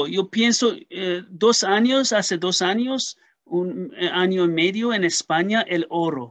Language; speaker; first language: Spanish; non-native, learner; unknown